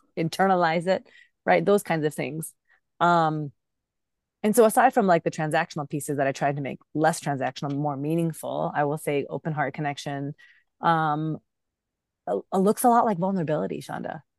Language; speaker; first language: English; early bilingual, other home language; Urdu